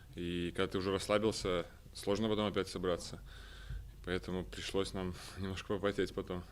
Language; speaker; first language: Russian; native; Russian